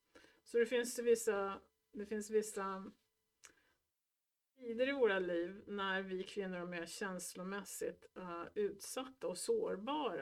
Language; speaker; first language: Swedish; native; Swedish